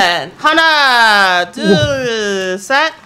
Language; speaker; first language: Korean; non-native, learner; English